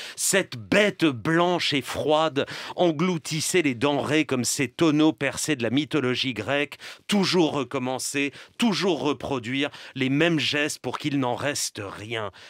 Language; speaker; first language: French; native; French